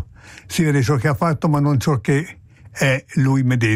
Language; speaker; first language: Italian; native; Italian